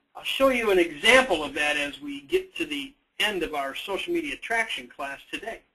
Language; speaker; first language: English; native; English